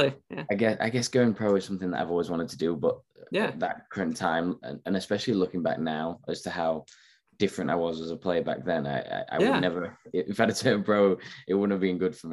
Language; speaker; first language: English; native; English